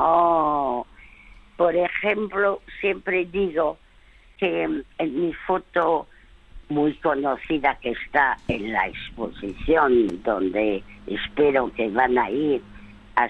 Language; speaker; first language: Spanish; early bilingual, other home language; French